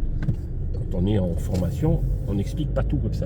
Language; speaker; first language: French; native; French